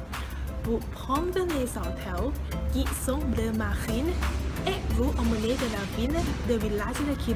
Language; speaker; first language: French; non-native, learner; Thai